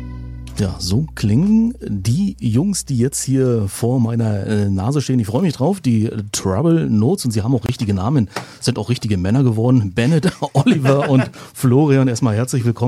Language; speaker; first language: German; native; German